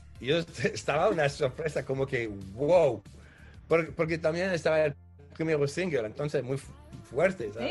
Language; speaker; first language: Spanish; non-native, fluent; French